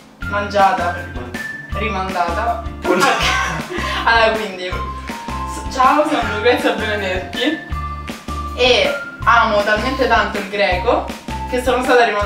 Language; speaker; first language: Italian; native; Italian